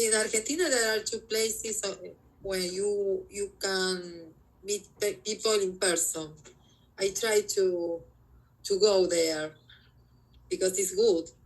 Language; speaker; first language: English; non-native, learner; Spanish